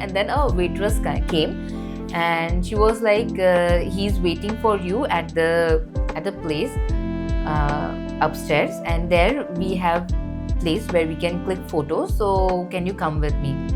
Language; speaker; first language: English; non-native, local second language; Hindi